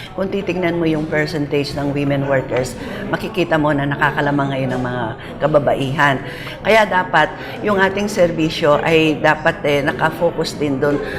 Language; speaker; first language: Filipino; non-native, local second language; Pampanga